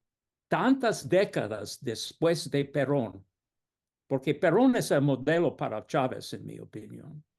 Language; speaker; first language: Spanish; non-native, fluent; English